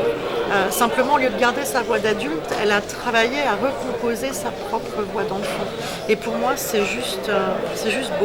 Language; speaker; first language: French; native; French